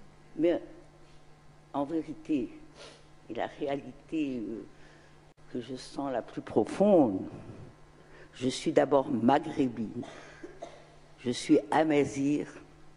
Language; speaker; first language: French; non-native, local second language; Arabic